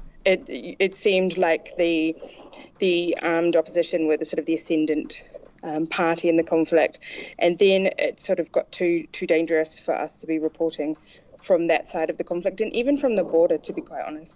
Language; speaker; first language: English; native; English